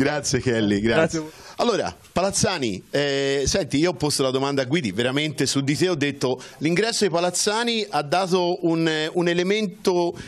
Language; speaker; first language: Italian; native; Italian